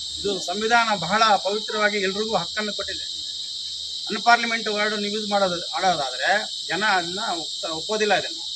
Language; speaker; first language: Kannada; native; Kannada